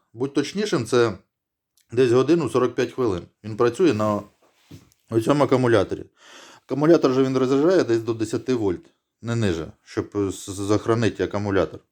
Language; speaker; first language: Ukrainian; native; Ukrainian